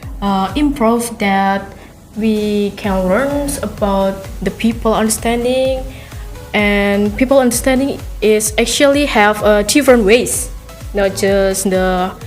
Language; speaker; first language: English; non-native, learner; Indonesian